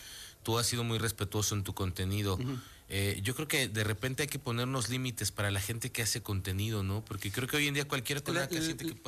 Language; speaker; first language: Spanish; native; Spanish